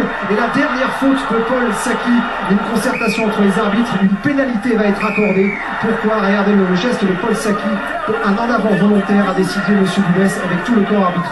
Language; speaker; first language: French; native; French